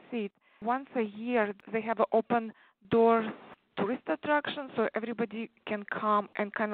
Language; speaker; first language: English; non-native, fluent; Tatar